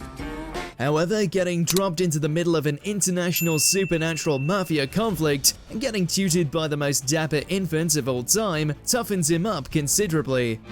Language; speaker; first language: English; native; English